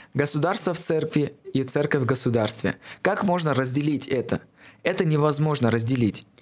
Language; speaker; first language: Russian; non-native, local second language; Armenian